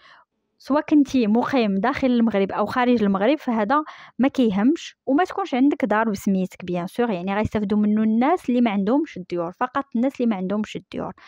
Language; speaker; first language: Arabic; native; Arabic